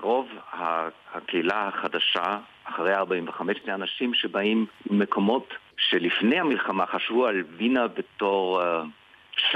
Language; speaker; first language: Hebrew; early bilingual, heritage; Hebrew